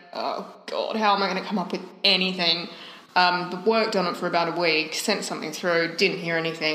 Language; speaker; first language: English; native; English